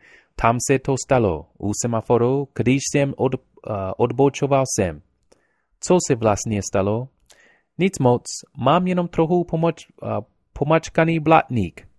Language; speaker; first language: Czech; non-native, learner; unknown